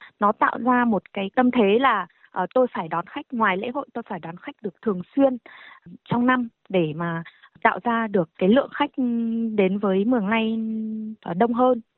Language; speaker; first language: Vietnamese; non-native, local second language; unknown